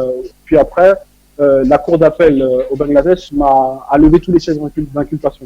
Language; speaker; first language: French; native; French